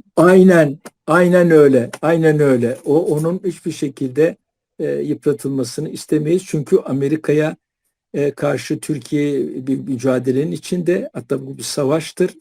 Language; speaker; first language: Turkish; native; Turkish